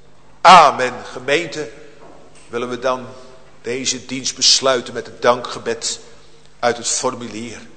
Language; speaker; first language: Dutch; native; Dutch